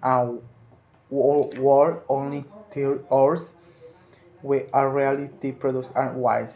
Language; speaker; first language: English; non-native, learner; Spanish